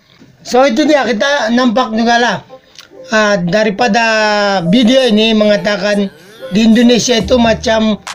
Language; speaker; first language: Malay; non-native, learner; Filipino